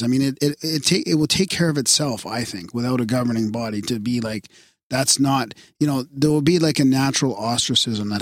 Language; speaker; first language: English; native; English